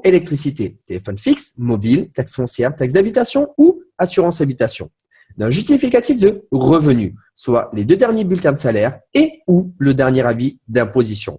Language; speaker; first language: French; native; French